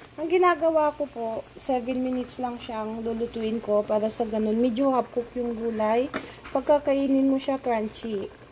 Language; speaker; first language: Filipino; non-native, local second language; Iloko